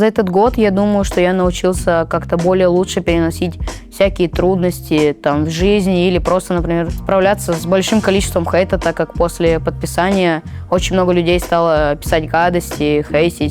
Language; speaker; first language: Russian; native; Russian